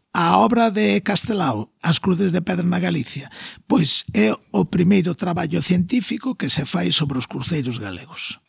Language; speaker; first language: Galician; non-native, local second language; Spanish